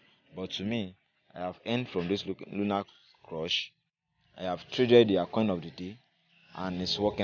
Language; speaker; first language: English; non-native, local second language; Yoruba